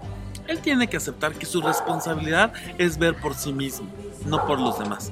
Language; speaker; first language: Spanish; native; Spanish